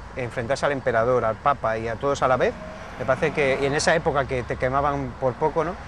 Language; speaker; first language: Spanish; native; Spanish